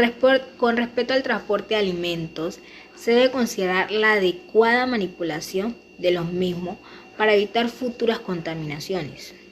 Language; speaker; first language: Spanish; native; Spanish